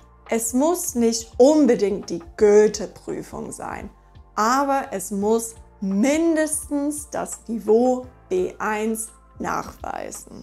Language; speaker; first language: German; non-native, fluent; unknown